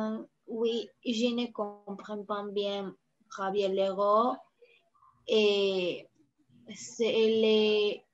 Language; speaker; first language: French; non-native, learner; Spanish